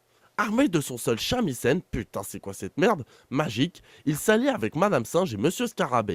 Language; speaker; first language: French; native; French